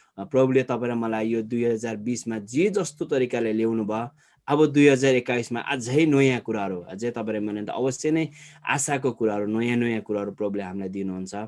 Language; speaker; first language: Nepali; native; Nepali